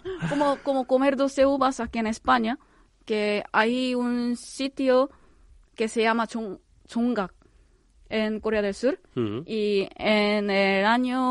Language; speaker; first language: Spanish; non-native, fluent; Korean